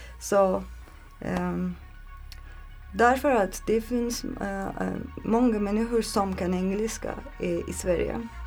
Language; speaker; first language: Swedish; non-native, learner; Turkish